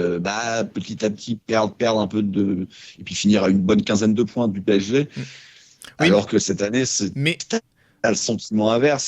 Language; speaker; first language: French; native; French